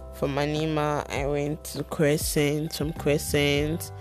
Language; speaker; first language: English; non-native, local second language; Yoruba